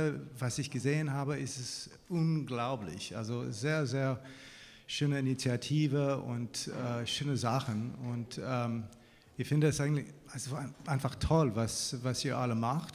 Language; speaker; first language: German; non-native, fluent; English